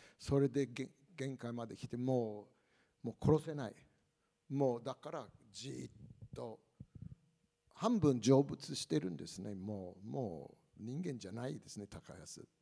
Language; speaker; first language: Japanese; non-native, fluent; English